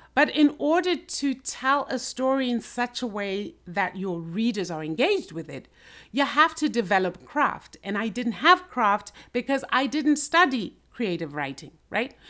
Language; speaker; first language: English; non-native, local second language; Shona